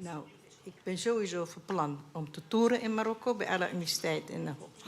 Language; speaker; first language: Dutch; non-native, fluent; Arabic